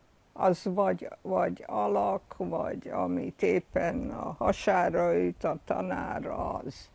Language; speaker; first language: Hungarian; early bilingual, heritage; Hungarian